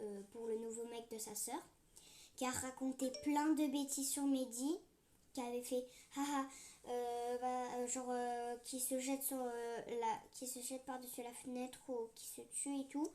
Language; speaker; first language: French; native; French